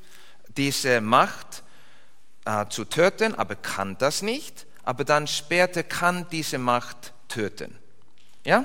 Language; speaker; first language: German; non-native, learner; Icelandic